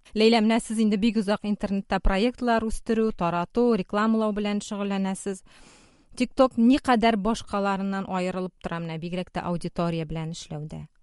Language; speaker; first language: Tatar; native; Tatar